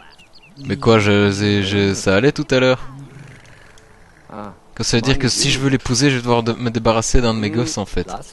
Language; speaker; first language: French; native; French